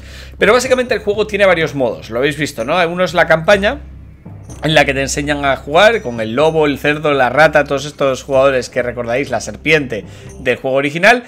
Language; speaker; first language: Spanish; native; Spanish